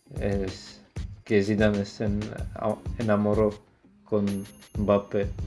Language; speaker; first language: Spanish; non-native, learner; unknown